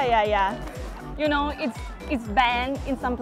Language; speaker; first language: English; non-native, fluent; Thai